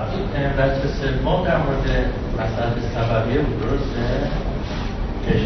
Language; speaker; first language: Persian; native; Persian